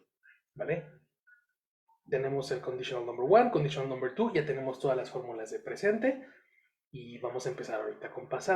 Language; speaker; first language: Spanish; native; Spanish